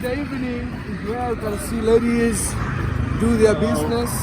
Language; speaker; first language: English; non-native, local second language; Swahili